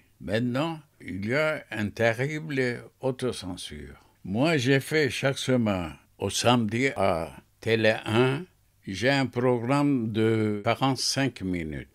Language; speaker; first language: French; non-native, fluent; Turkish